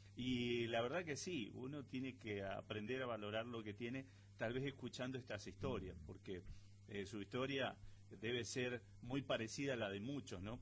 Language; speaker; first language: Spanish; native; Spanish